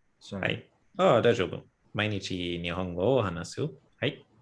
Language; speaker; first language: Japanese; non-native, fluent; English